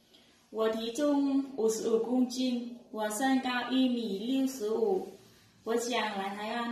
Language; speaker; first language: Chinese; non-native, learner; Vietnamese